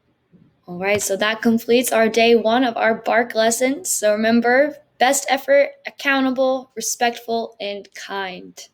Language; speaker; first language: English; native; English